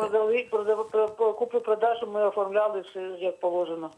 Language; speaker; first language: Ukrainian; native; Ukrainian